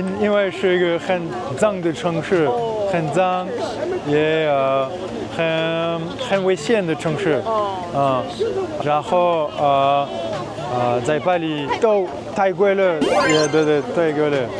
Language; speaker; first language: Chinese; non-native, learner; French